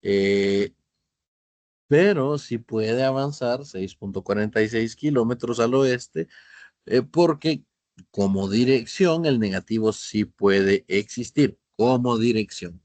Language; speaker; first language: Spanish; native; Spanish